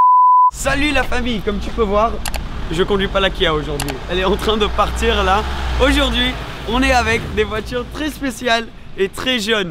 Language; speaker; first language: French; native; French